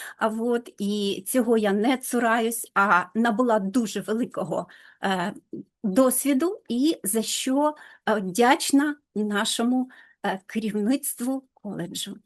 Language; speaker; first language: Ukrainian; non-native, local second language; Russian